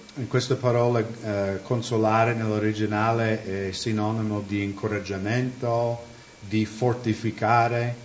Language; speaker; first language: Italian; non-native, fluent; English